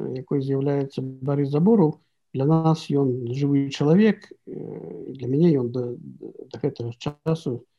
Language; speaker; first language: Belarusian; native; Belarusian